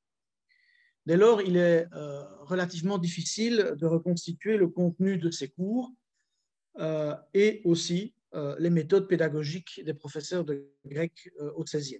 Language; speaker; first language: French; native; French